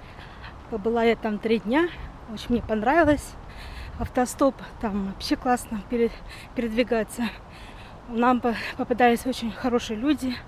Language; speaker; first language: Russian; native; Russian